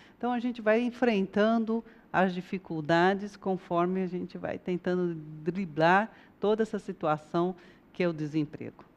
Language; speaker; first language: Portuguese; native; Portuguese